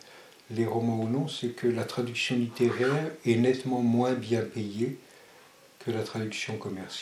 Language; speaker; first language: French; early bilingual, other home language; Spanish